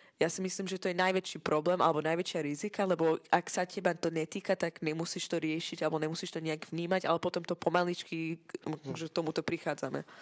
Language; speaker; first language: Slovak; non-native, fluent; Persian